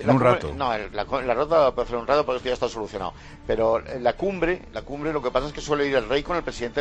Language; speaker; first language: Spanish; native; Spanish